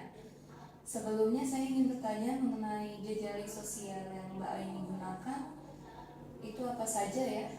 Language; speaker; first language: Indonesian; native; Indonesian